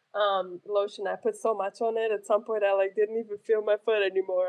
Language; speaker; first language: English; non-native, fluent; Romanian